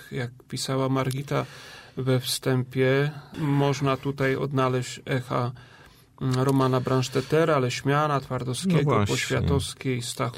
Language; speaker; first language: Polish; native; Polish